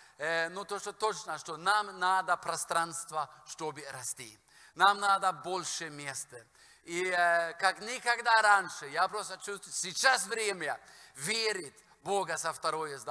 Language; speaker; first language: Russian; non-native, fluent; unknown